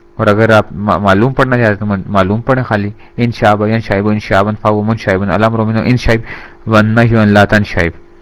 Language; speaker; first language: Urdu; native; Urdu